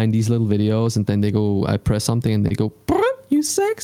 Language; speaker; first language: English; non-native, fluent; Swiss German